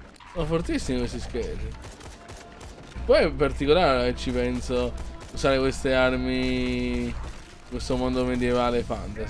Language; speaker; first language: Italian; native; Italian